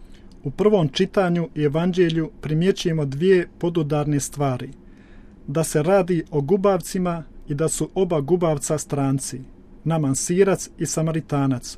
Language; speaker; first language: Croatian; native; Croatian